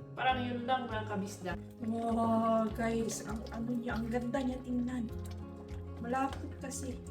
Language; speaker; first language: Filipino; non-native, local second language; Cebuano